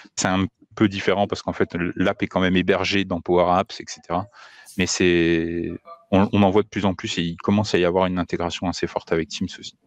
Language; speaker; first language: French; native; French